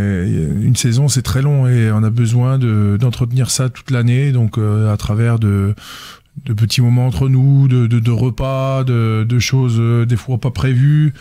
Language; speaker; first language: French; native; French